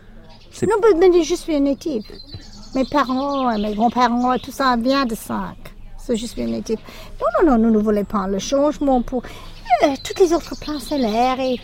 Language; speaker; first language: French; non-native, learner; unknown